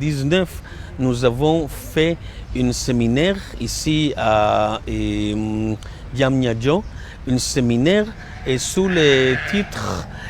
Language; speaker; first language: French; non-native, learner; Hebrew